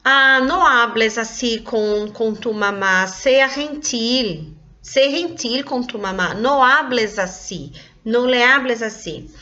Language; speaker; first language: Spanish; non-native, local second language; Portuguese